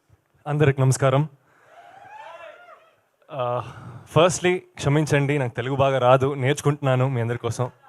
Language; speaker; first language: Telugu; non-native, learner; Kannada